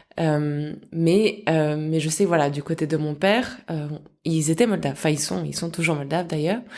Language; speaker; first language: French; early bilingual, other home language; Russian